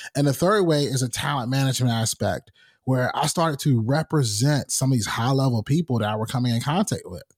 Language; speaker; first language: English; native; English